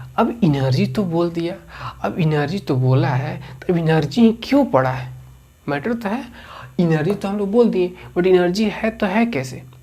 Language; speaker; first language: Hindi; native; Hindi